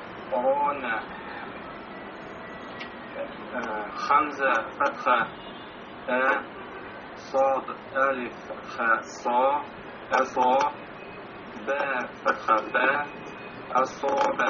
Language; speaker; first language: Arabic; non-native, learner; Russian